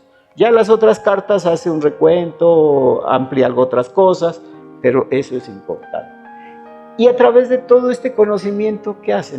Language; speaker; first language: Spanish; native; Spanish